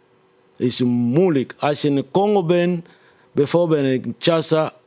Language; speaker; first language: Dutch; non-native, fluent; Lingala